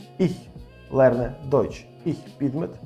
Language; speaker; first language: German; non-native, fluent; Ukrainian